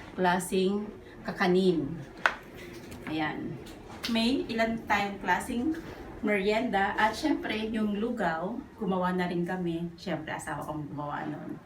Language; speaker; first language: Filipino; non-native, local second language; Bikol